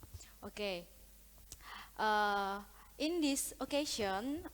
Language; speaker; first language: English; non-native, learner; Indonesian